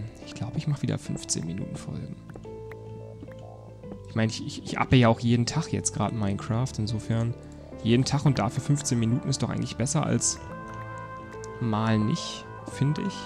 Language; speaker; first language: German; native; German